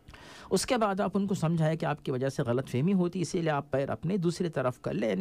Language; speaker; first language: Hindi; native; Hindi